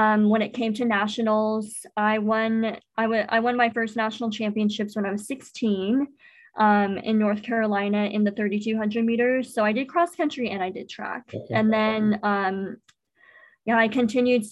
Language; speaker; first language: English; native; English